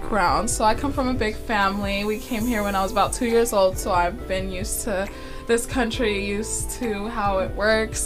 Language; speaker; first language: English; native; English